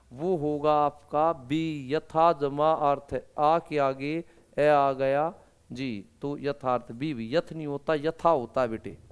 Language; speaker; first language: Hindi; native; Hindi